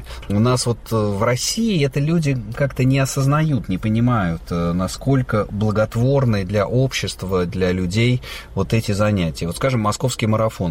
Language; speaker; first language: Russian; native; Russian